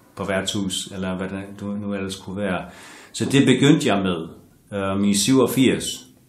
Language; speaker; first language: Danish; non-native, fluent; English